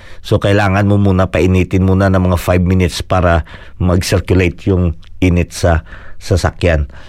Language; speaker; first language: Filipino; non-native, local second language; Cebuano